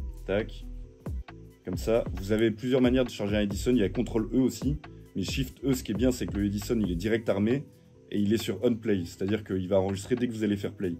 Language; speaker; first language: French; native; French